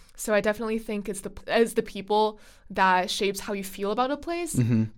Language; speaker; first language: English; non-native, fluent; Chinese